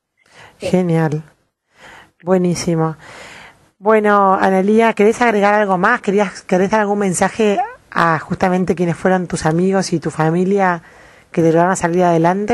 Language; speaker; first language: Spanish; native; Spanish